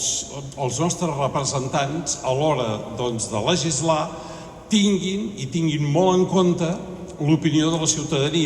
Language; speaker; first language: Catalan; native; Catalan